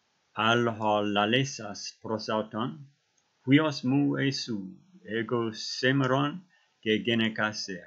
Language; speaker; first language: Greek; non-native, learner; English